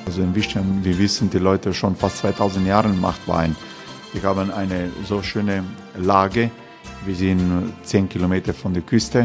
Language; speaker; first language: German; non-native, learner; Croatian